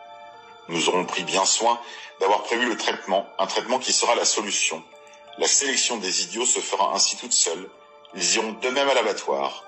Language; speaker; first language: French; native; French